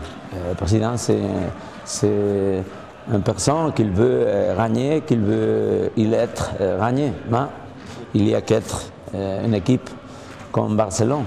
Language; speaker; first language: French; non-native, learner; Spanish